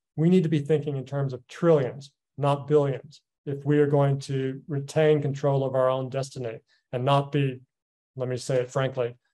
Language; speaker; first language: English; native; English